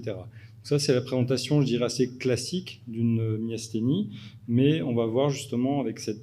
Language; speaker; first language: French; native; French